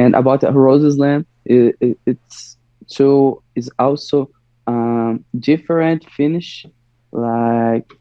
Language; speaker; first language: English; non-native, learner; Portuguese